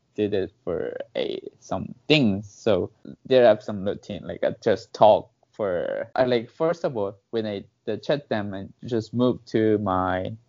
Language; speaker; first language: English; non-native, fluent; Korean